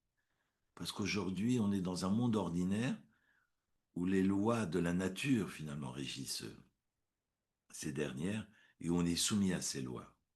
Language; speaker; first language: French; native; French